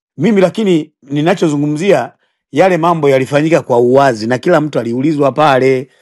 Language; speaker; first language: Swahili; native; Swahili